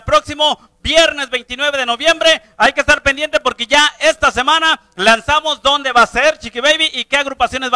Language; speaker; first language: Spanish; native; Spanish